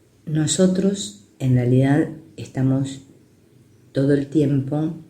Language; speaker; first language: Spanish; native; Spanish